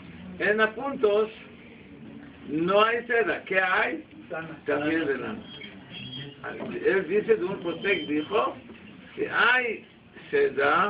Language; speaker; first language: Spanish; non-native, learner; Hebrew